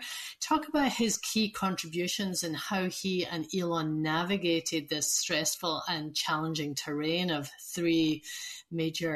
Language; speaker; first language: English; native; English